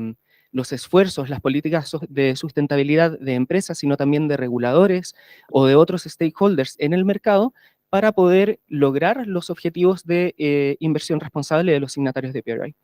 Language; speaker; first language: Spanish; native; Spanish